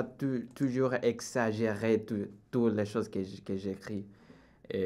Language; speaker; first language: French; non-native, learner; Spanish